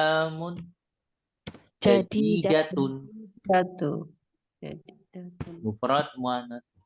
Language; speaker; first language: Arabic; non-native, learner; Indonesian